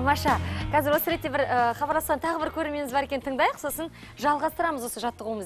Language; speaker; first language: Kazakh; native; Kazakh